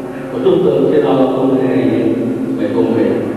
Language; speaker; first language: Arabic; native; Arabic